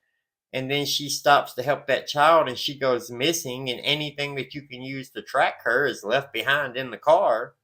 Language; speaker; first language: English; native; English